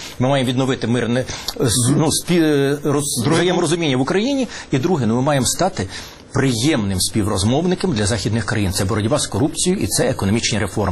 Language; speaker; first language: Ukrainian; native; Ukrainian